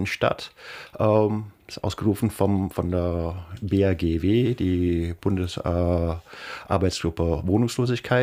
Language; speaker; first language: German; native; German